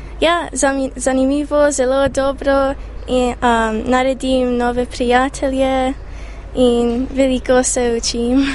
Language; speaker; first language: Slovenian; early bilingual, heritage; English